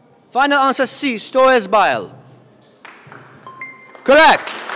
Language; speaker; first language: English; non-native, fluent; Central Kurdish